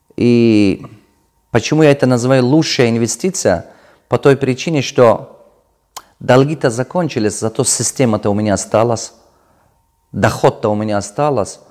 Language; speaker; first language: Russian; non-native, local second language; Tajik